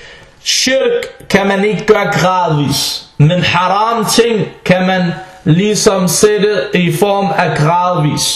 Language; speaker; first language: Danish; early bilingual, other home language; Arabic